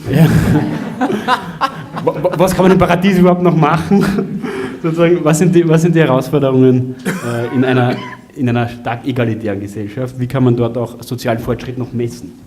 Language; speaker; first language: German; native; German